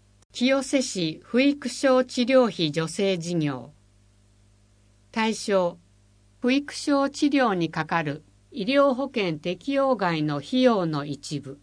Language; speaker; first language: Japanese; native; Japanese